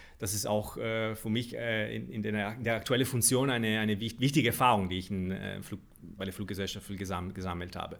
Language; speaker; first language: German; non-native, fluent; Italian